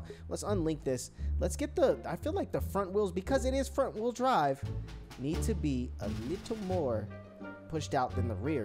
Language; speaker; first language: English; native; English